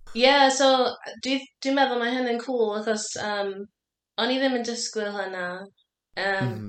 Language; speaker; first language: Welsh; non-native, learner; English